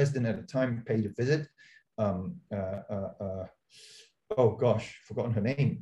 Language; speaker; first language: English; non-native, local second language; Cantonese